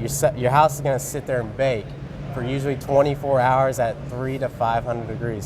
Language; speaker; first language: English; native; English